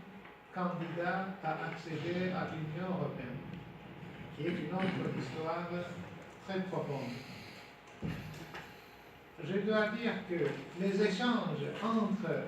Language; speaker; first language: French; non-native, fluent; Turkish